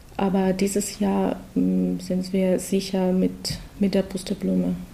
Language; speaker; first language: German; non-native, learner; Russian